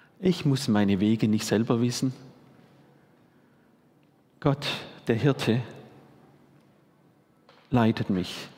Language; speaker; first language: German; native; German